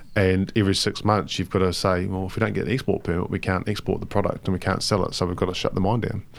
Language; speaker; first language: English; native; English